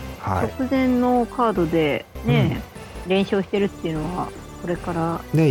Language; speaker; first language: Japanese; native; Japanese